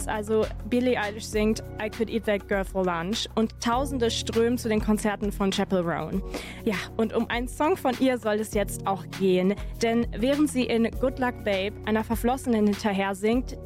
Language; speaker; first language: German; native; German